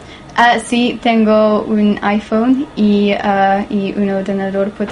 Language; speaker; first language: Spanish; non-native, learner; English